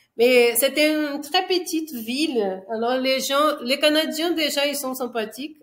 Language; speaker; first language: French; non-native, fluent; Portuguese